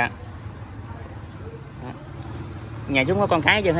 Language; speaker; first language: Vietnamese; native; Vietnamese